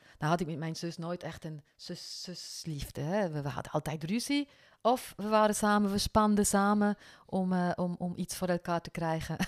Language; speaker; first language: Dutch; non-native, fluent; French